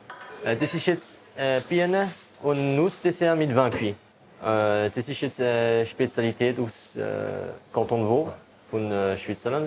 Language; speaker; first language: German; non-native, local second language; French